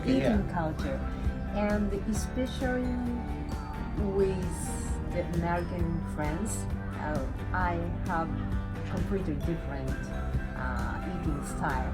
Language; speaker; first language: English; non-native, learner; Japanese